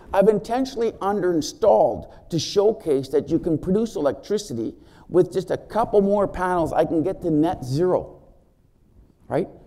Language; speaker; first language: English; native; English